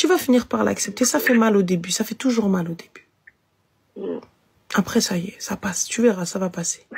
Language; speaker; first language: French; native; French